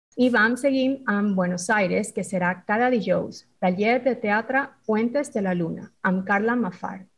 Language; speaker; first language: Catalan; non-native, fluent; Spanish